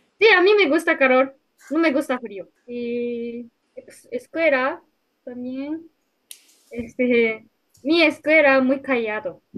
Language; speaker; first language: Spanish; non-native, learner; Japanese